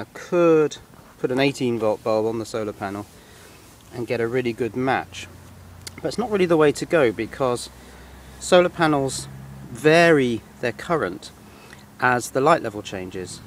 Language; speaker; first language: English; native; English